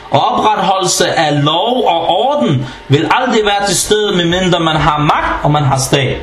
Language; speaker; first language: Danish; early bilingual, other home language; Arabic